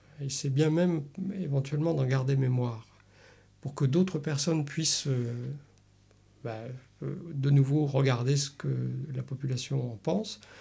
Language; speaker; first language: French; native; French